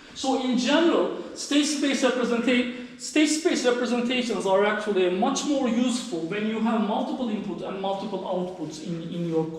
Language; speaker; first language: English; non-native, fluent; Turkish